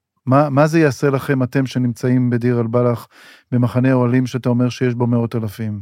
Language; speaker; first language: Hebrew; native; Hebrew